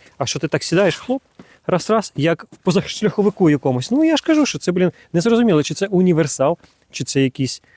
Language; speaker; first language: Ukrainian; non-native, local second language; Russian